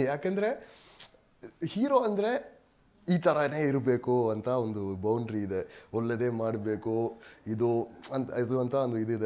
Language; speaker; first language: Kannada; non-native, local second language; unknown